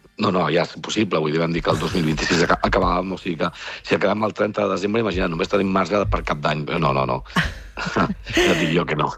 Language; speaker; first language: Catalan; native; Catalan